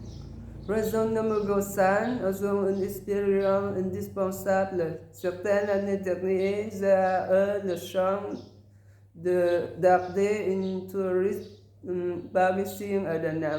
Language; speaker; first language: French; non-native, learner; Vietnamese